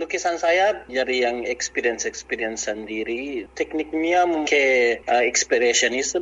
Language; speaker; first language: Indonesian; non-native, learner; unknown